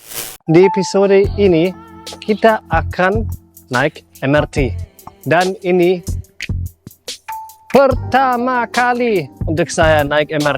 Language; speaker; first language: Indonesian; non-native, fluent; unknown